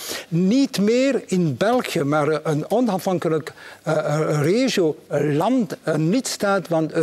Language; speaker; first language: Dutch; non-native, local second language; French